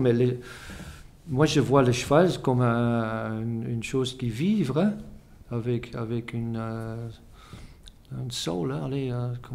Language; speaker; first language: French; non-native, fluent; Dutch